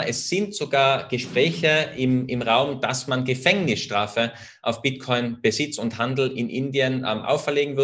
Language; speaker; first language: German; native; German